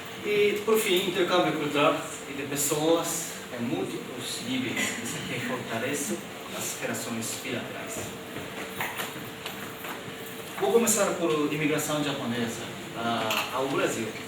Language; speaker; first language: Portuguese; non-native, fluent; Japanese